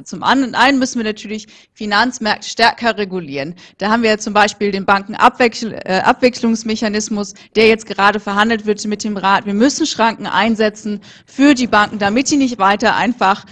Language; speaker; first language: German; native; German